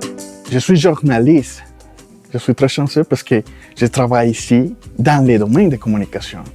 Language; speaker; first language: French; non-native, fluent; Spanish